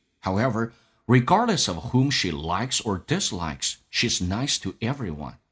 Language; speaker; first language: English; non-native, fluent; Chinese